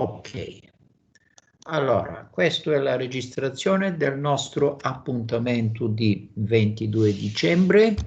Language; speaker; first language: Italian; non-native, fluent; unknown